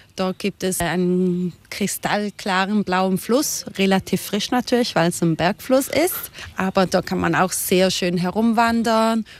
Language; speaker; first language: German; native; German